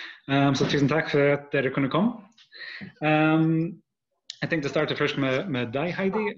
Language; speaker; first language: Norwegian; non-native, fluent; English